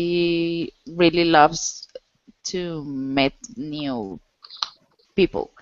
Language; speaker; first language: English; non-native, learner; Spanish